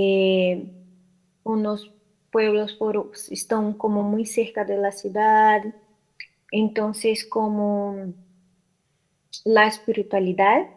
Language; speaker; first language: Spanish; non-native, learner; Portuguese